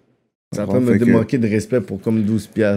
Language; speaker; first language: French; native; French